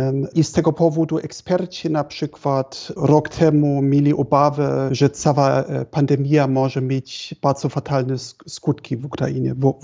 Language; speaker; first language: Polish; non-native, fluent; German